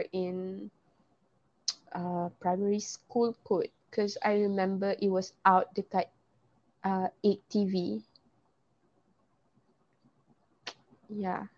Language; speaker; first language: English; non-native, local second language; Malay